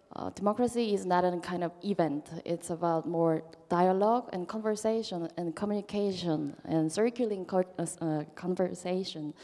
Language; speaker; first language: English; non-native, fluent; Korean